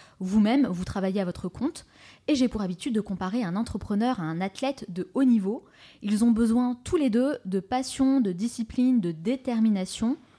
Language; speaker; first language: French; native; French